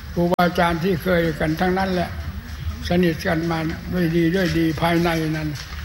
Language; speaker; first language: Thai; native; Thai